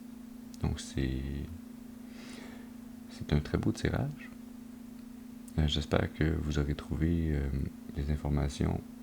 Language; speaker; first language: French; native; French